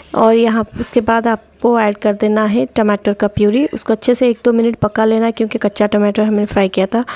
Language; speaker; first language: Hindi; non-native, local second language; Odia